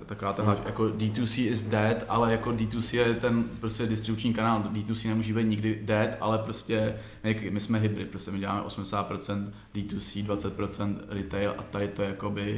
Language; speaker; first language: Czech; native; Czech